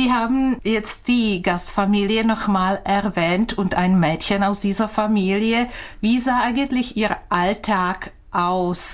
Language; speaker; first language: German; non-native, fluent; Czech